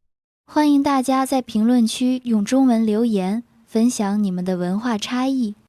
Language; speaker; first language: Chinese; native; Chinese